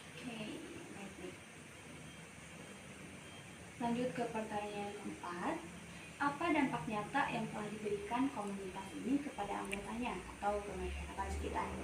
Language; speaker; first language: Indonesian; native; Indonesian